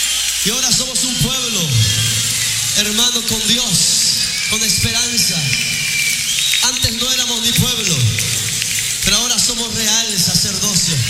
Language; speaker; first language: Spanish; native; Spanish